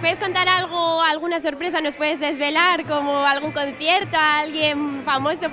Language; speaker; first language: Spanish; native; Spanish